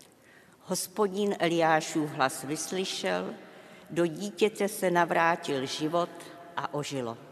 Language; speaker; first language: Czech; native; Czech